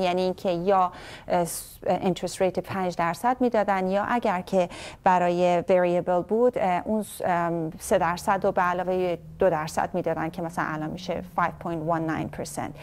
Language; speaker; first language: Persian; native; Persian